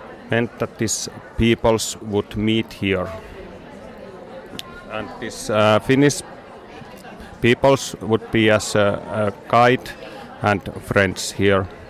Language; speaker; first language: English; non-native, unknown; Finnish